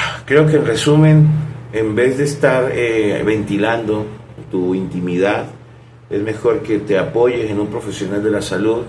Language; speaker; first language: Spanish; native; Spanish